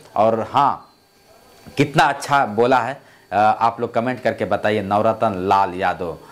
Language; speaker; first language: Hindi; native; Hindi